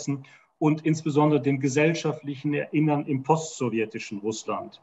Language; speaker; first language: German; native; German